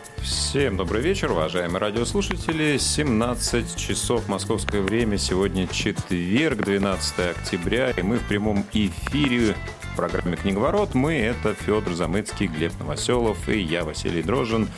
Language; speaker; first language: Russian; native; Russian